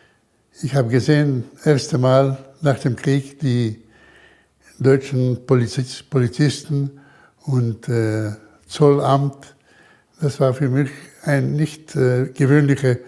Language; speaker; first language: German; early bilingual, heritage; German